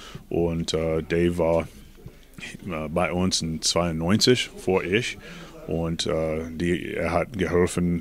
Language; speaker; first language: German; non-native, learner; English